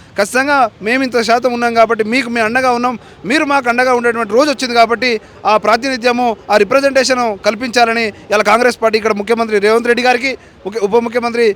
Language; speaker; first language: Telugu; non-native, local second language; Lambadi